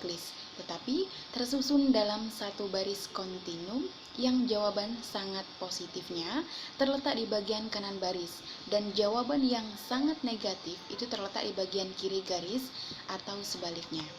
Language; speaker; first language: Indonesian; native; Indonesian